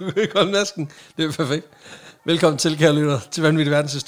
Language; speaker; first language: Danish; native; Danish